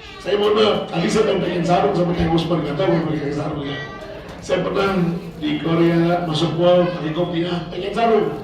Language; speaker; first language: Indonesian; native; Indonesian